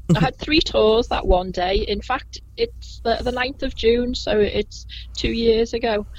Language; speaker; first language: English; native; English